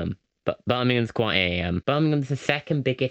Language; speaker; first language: English; native; English